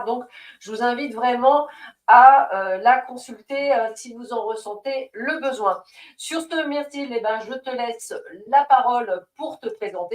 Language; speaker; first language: French; native; French